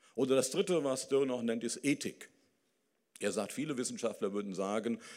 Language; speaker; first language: German; native; German